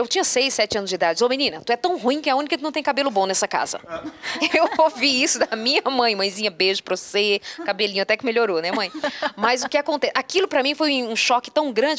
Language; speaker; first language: Portuguese; native; Portuguese